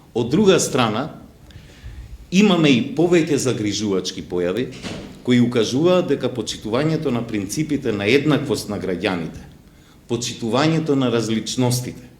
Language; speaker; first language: Macedonian; non-native, local second language; Albanian